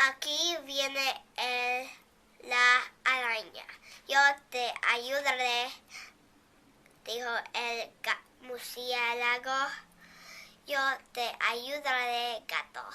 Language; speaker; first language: Spanish; non-native, learner; English